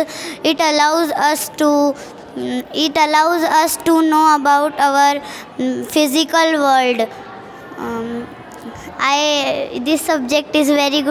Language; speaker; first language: English; non-native, learner; Hindi